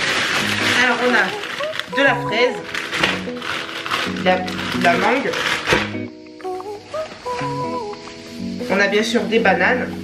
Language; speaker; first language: French; native; French